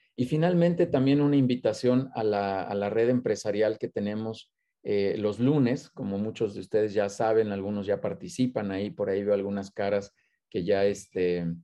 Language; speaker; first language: Spanish; native; Spanish